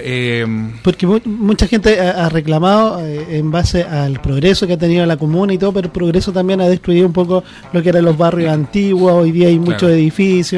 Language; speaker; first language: Spanish; native; Spanish